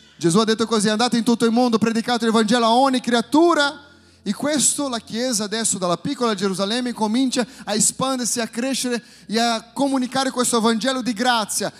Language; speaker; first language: Italian; non-native, fluent; Portuguese